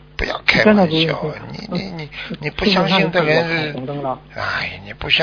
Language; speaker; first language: Chinese; native; Chinese